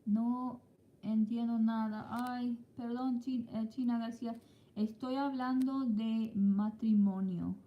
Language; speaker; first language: Spanish; non-native, learner; English